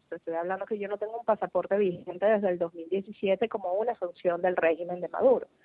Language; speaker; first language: Spanish; native; Spanish